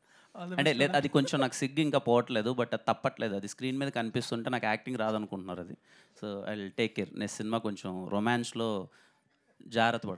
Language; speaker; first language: Telugu; native; Telugu